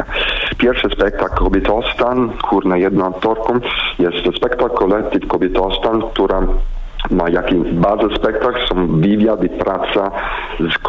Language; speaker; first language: Polish; non-native, learner; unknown